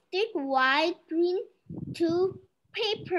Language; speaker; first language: English; non-native, learner; Vietnamese